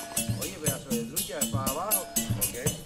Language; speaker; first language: Spanish; native; Spanish